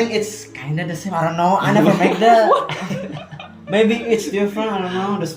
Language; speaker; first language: English; non-native, fluent; Javanese